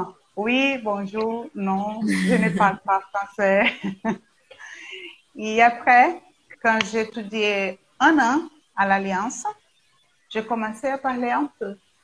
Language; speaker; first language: French; non-native, learner; Portuguese